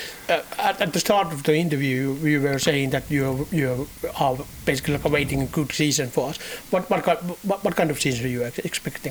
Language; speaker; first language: English; non-native, fluent; Finnish